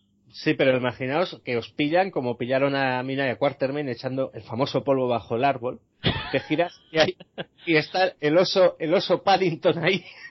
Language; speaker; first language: Spanish; native; Spanish